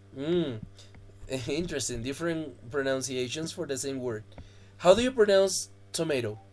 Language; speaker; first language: English; non-native, fluent; Spanish